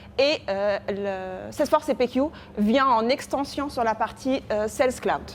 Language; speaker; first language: French; non-native, local second language; Arabic